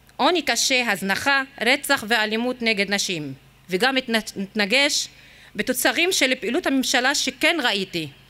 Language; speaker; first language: Hebrew; non-native, local second language; Arabic